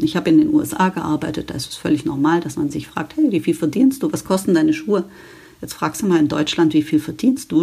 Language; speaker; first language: German; native; German